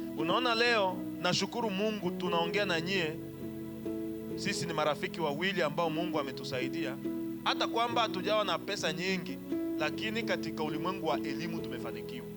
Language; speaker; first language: Swahili; non-native, local second language; Bembe